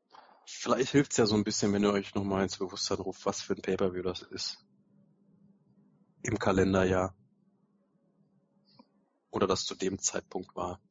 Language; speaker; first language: German; native; German